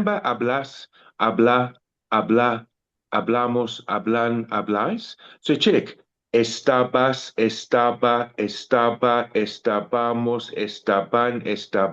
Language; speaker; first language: Spanish; non-native, fluent; English